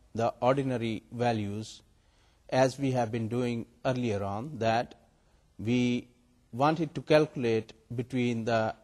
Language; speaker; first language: English; non-native, local second language; Urdu